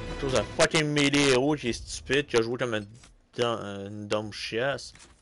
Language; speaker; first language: French; native; French